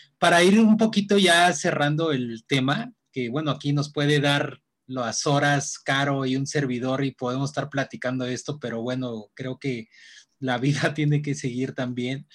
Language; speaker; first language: Spanish; native; Spanish